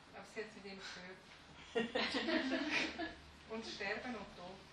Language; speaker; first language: German; native; German